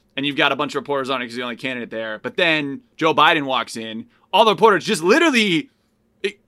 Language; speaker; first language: English; native; English